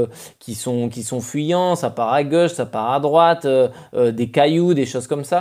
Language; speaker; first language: French; native; French